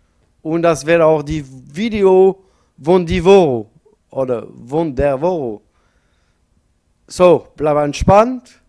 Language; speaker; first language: German; non-native, learner; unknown